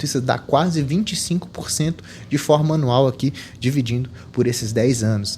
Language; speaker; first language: Portuguese; native; Portuguese